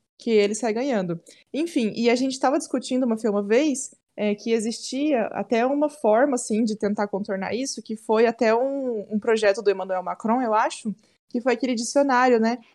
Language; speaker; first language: Portuguese; native; Portuguese